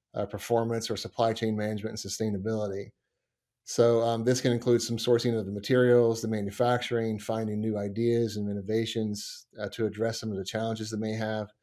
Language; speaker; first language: English; native; English